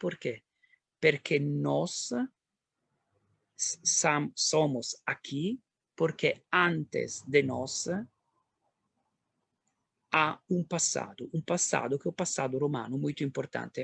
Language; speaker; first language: Portuguese; non-native, learner; Italian